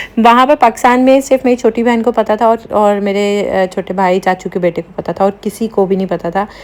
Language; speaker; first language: Urdu; native; Urdu